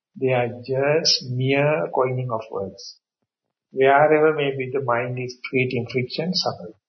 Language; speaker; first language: English; non-native, local second language; Sinhala